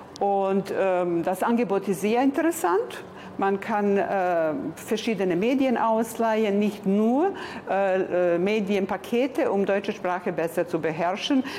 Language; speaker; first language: German; non-native, fluent; Serbian